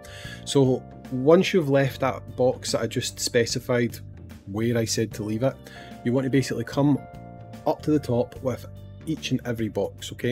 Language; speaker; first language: English; native; English